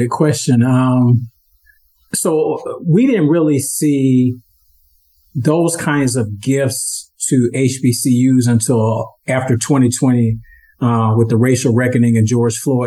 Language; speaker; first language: English; native; English